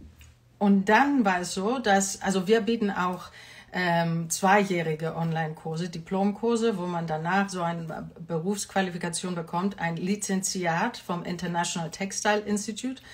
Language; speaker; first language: German; non-native, fluent; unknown